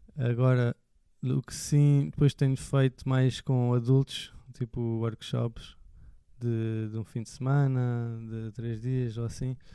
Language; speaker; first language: Portuguese; early bilingual, other home language; French